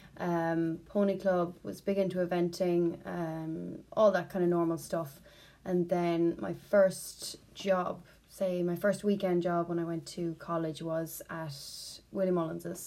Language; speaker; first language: English; native; English